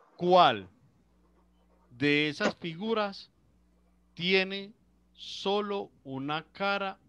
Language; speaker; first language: Spanish; native; Spanish